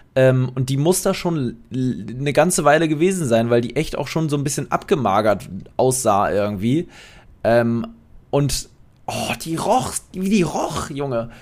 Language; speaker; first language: German; non-native, fluent; Polish